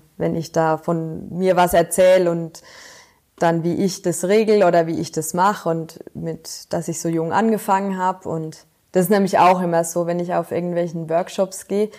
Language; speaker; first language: German; native; German